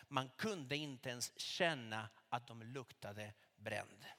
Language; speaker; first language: Swedish; non-native, fluent; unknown